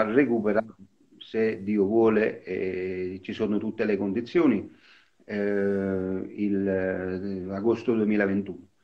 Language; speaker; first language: Italian; native; Italian